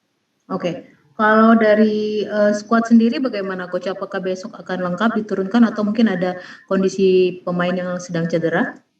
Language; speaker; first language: Indonesian; native; Indonesian